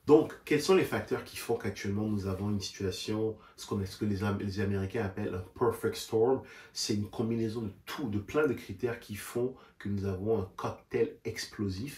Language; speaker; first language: French; native; French